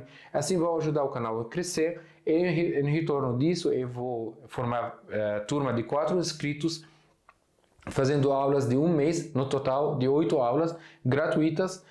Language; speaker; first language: Portuguese; non-native, fluent; Arabic